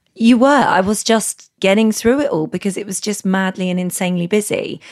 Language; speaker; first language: English; native; English